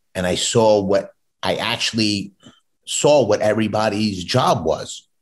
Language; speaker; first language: English; native; English